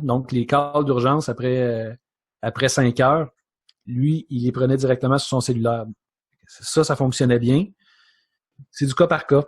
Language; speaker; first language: French; native; French